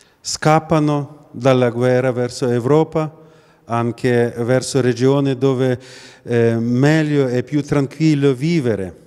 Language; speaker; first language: Italian; non-native, learner; Ukrainian